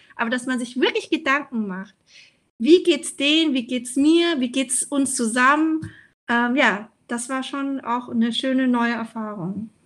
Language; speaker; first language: German; early bilingual, other home language; Vietnamese